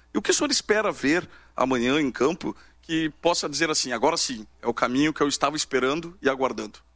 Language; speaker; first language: Portuguese; native; Portuguese